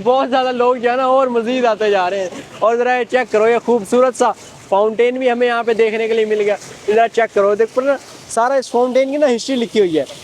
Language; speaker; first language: Urdu; native; Urdu